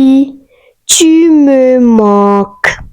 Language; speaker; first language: French; non-native, fluent; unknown